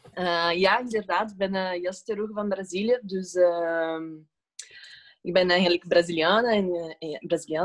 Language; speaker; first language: Dutch; non-native, fluent; Portuguese